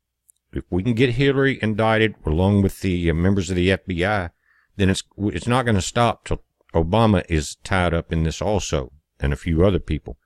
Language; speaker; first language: English; native; English